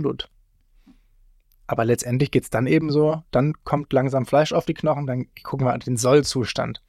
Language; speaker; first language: German; native; German